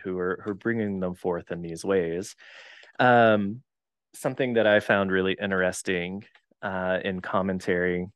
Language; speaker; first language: English; native; English